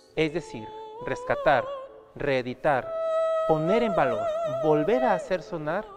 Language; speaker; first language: Spanish; native; Spanish